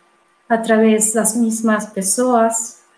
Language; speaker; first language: Portuguese; non-native, fluent; Spanish